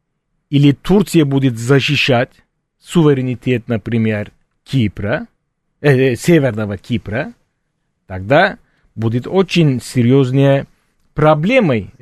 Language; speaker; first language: Russian; non-native, fluent; Turkish